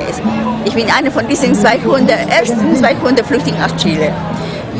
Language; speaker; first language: German; non-native, fluent; Spanish